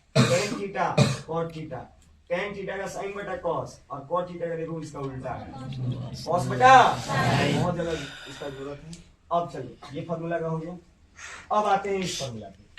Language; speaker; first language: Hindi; native; Hindi